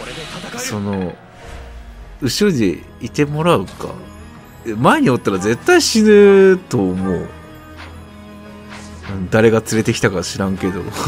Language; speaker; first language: Japanese; native; Japanese